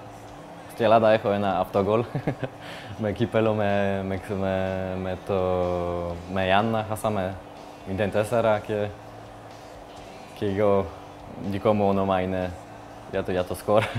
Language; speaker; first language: Greek; non-native, learner; Polish